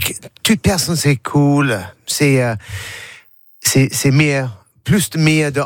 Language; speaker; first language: French; non-native, learner; English